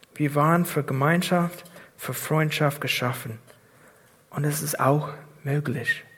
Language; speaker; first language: German; non-native, fluent; English